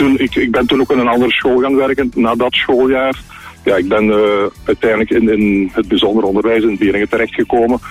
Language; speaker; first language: Dutch; native; Dutch